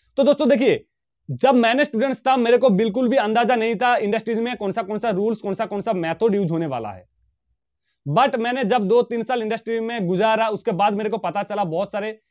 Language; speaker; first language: Hindi; non-native, local second language; Bangla